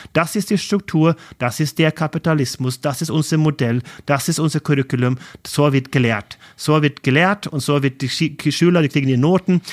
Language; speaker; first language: German; non-native, fluent; Norwegian